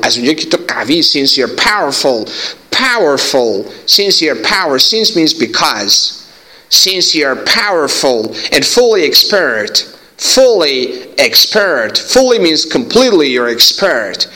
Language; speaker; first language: English; non-native, fluent; Persian